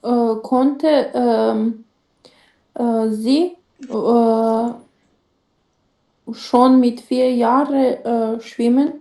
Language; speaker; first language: German; non-native, learner; Macedonian